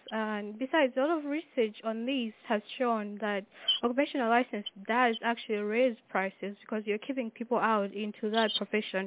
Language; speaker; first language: English; non-native, local second language; Nyanja